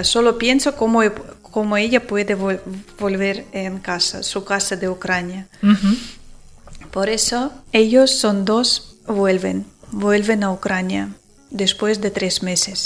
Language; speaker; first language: Spanish; non-native, learner; Ukrainian